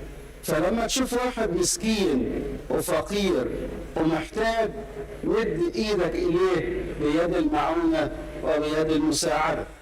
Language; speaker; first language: Arabic; native; Arabic